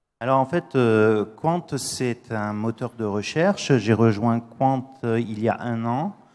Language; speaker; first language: French; native; French